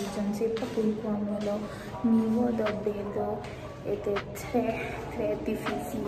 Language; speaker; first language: French; non-native, fluent; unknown